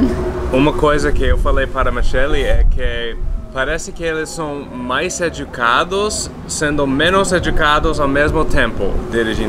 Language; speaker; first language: Portuguese; non-native, fluent; English